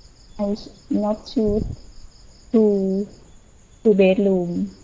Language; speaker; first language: English; non-native, learner; Thai